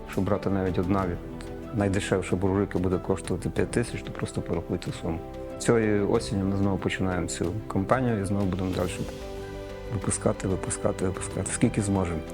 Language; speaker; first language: Ukrainian; native; Ukrainian